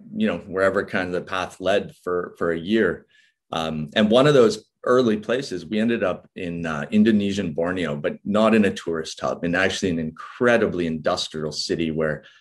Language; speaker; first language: English; native; English